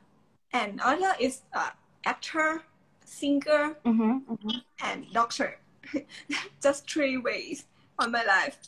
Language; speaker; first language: English; non-native, learner; Thai